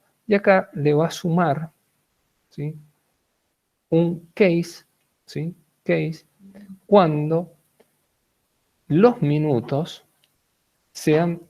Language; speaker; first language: Spanish; native; Spanish